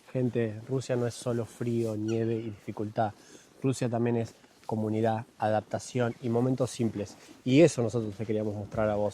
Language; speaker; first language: Spanish; native; Spanish